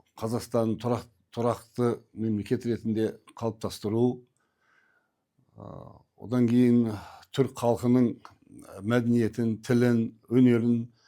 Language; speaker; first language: Kazakh; non-native, local second language; Turkish